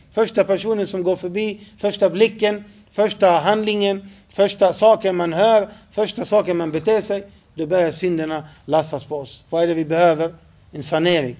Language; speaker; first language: Swedish; non-native, fluent; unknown